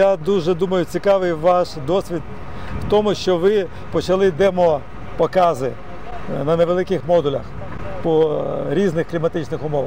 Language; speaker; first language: Ukrainian; native; Ukrainian